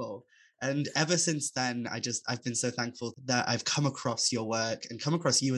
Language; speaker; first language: English; native; English